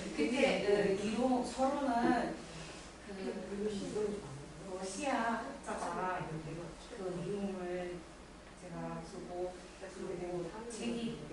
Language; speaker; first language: Korean; non-native, learner; Mongolian